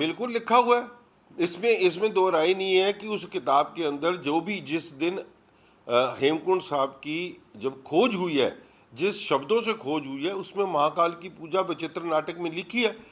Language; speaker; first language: Hindi; non-native, local second language; Punjabi